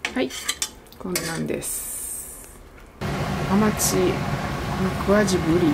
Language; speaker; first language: Italian; non-native, learner; Japanese